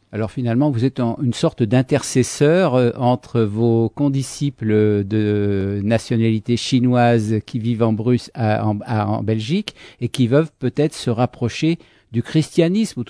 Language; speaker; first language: French; native; French